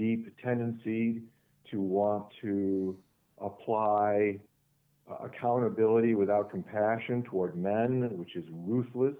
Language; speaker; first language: English; native; English